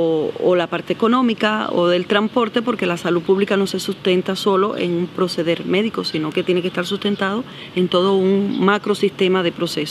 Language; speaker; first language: Spanish; native; Spanish